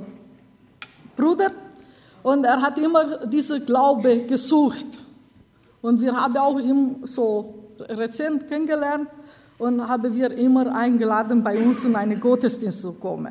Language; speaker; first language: German; non-native, learner; Romanian